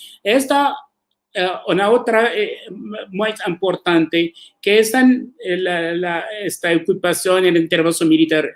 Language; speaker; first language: Spanish; non-native, learner; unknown